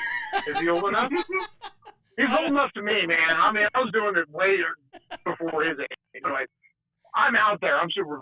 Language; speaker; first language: English; native; English